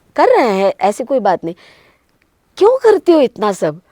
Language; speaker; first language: Hindi; non-native, local second language; Marathi